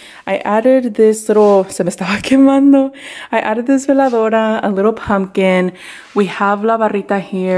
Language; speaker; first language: English; early bilingual, other home language; Spanish